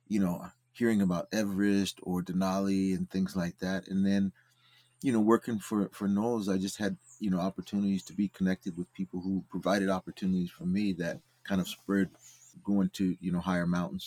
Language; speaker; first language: English; native; English